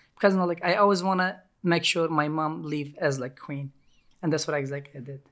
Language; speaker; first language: English; non-native, learner; Turkish